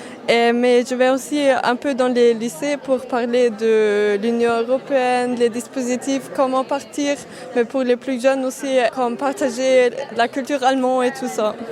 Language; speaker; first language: French; non-native, fluent; German